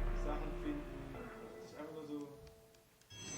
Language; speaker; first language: German; native; German